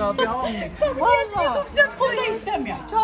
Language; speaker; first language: Russian; native; Russian